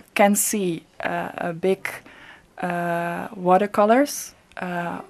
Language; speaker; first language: English; non-native, fluent; Dutch